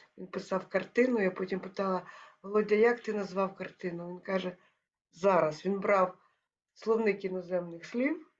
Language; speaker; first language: Ukrainian; native; Ukrainian